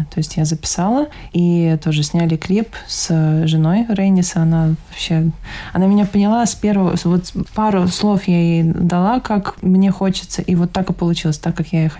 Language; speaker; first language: Russian; native; Russian